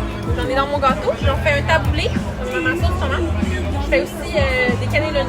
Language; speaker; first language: French; native; French